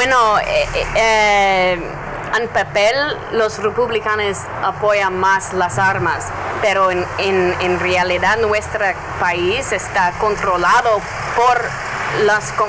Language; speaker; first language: Spanish; non-native, learner; English